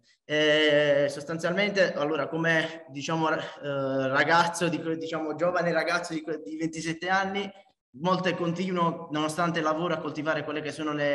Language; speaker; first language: Italian; native; Italian